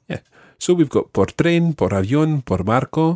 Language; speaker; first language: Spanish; non-native, fluent; English